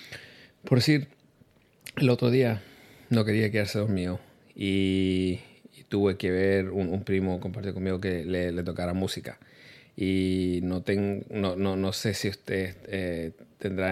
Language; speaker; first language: Spanish; early bilingual, heritage; Spanish